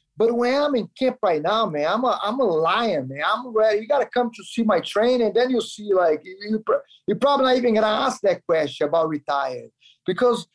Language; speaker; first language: English; non-native, learner; Kyrgyz